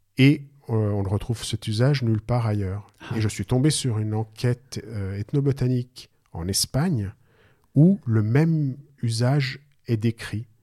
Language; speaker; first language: French; native; French